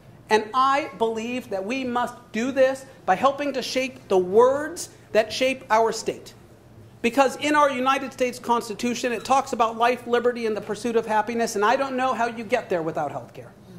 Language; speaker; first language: English; early bilingual, other home language; Spanish